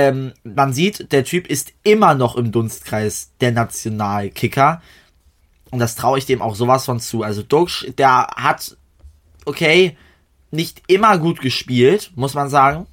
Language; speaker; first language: German; native; German